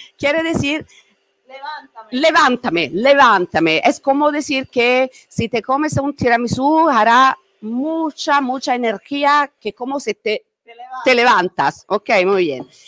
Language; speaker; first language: Spanish; non-native, learner; Italian